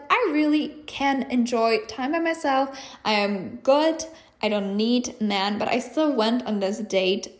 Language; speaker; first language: English; non-native, fluent; Czech